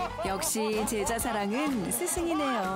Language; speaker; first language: Korean; native; Korean